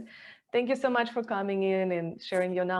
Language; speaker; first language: English; non-native, fluent; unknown